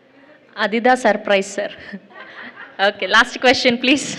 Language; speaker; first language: Telugu; native; Telugu